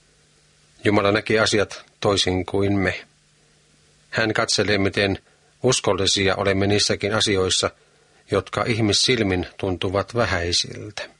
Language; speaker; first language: Finnish; native; Finnish